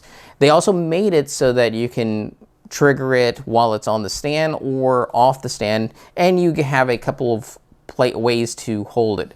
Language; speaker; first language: English; native; English